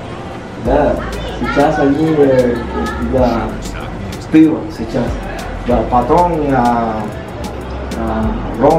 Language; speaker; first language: Russian; non-native, learner; Spanish